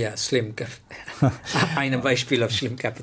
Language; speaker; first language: German; non-native, learner; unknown